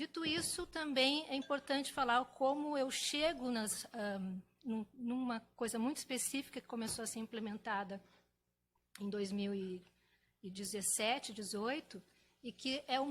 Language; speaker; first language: Portuguese; native; Portuguese